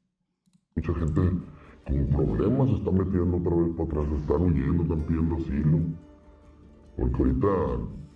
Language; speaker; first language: Spanish; native; Spanish